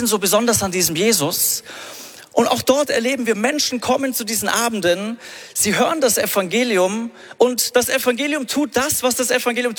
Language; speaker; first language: German; native; German